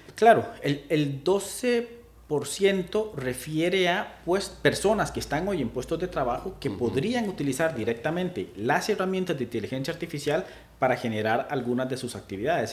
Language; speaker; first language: Spanish; native; Spanish